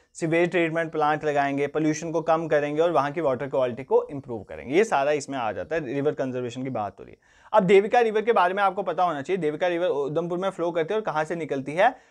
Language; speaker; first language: Hindi; non-native, local second language; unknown